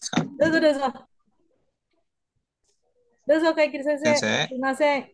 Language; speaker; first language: Japanese; non-native, learner; Indonesian